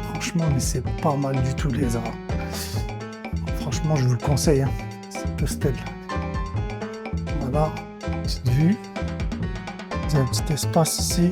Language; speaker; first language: French; native; French